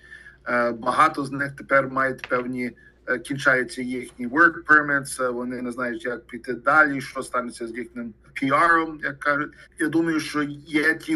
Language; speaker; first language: Ukrainian; early bilingual, heritage; Ukrainian